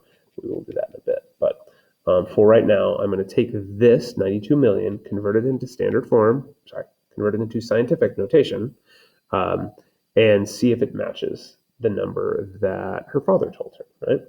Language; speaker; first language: English; native; English